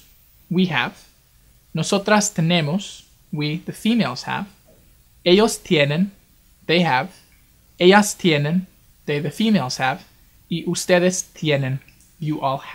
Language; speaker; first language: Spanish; non-native, fluent; English